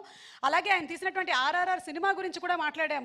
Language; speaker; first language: Telugu; native; Telugu